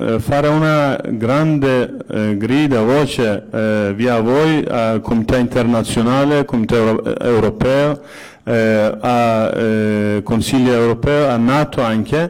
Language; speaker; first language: Italian; non-native, fluent; Kurdish